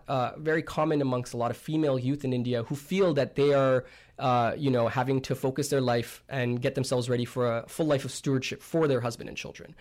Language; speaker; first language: English; native; English